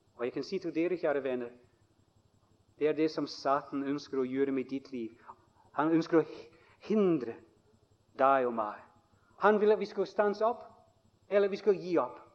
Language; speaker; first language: Norwegian; non-native, fluent; English